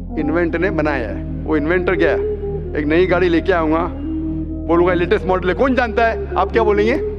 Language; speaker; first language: Hindi; non-native, local second language; Urdu